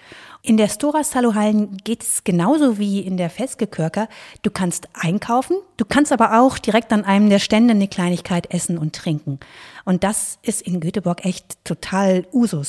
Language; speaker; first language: German; native; German